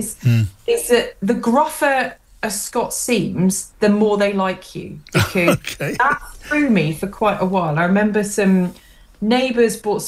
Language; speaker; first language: English; native; English